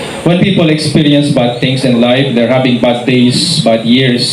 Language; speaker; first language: English; non-native, local second language; Filipino